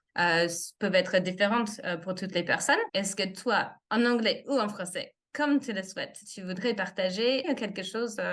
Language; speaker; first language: French; non-native, fluent; English